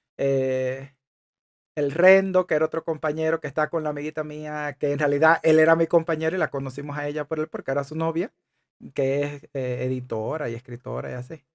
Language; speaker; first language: Spanish; native; Spanish